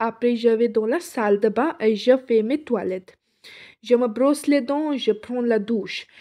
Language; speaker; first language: French; non-native, fluent; Hindi